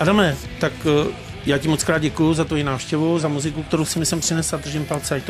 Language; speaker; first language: Czech; native; Czech